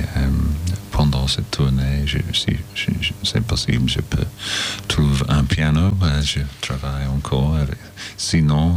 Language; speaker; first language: French; non-native, learner; English